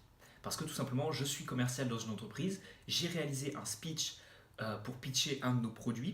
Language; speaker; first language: French; native; French